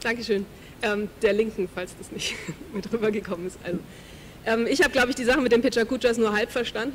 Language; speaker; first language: German; native; German